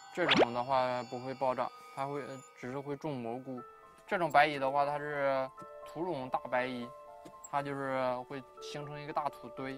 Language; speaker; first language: Chinese; native; Chinese